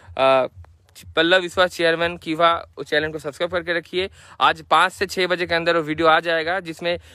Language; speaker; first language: Hindi; non-native, local second language; Bangla